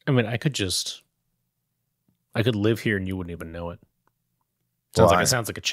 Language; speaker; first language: English; native; English